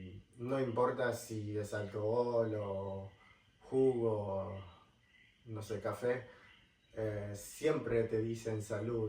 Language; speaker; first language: Spanish; non-native, fluent; English